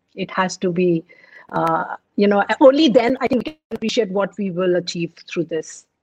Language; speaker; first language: English; non-native, local second language; Punjabi